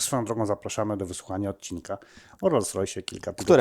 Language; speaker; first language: Polish; native; Polish